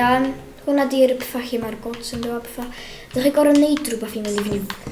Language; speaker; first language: Welsh; native; Welsh